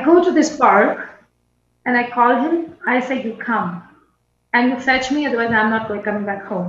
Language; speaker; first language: English; non-native, local second language; Hindi